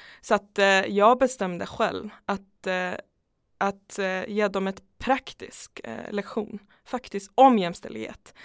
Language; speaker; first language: Swedish; non-native, fluent; Persian